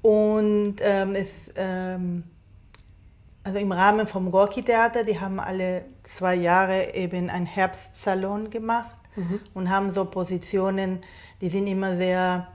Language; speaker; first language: German; non-native, fluent; Spanish